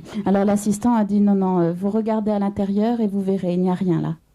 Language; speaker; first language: French; native; French